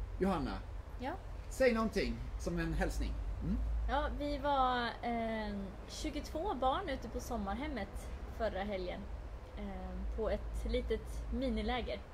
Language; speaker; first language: Swedish; native; Swedish